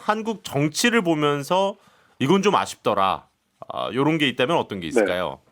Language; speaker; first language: Korean; native; Korean